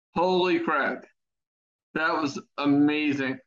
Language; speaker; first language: English; native; English